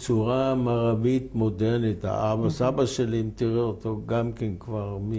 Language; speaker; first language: Hebrew; non-native, fluent; German